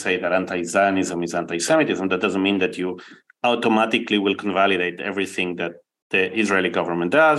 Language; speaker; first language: English; non-native, fluent; Spanish